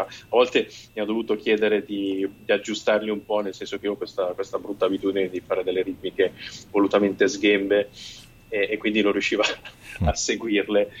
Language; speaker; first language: Italian; native; Italian